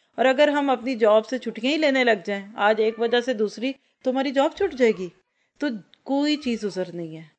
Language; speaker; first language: Urdu; native; Urdu